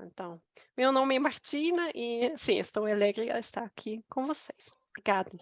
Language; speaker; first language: Portuguese; non-native, fluent; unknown